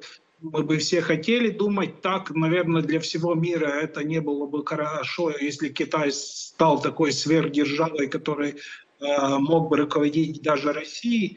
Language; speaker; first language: Russian; non-native, local second language; Latvian